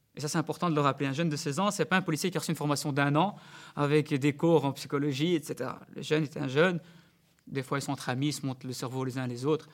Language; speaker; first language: French; early bilingual, other home language; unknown